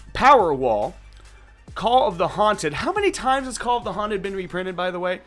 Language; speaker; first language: English; native; English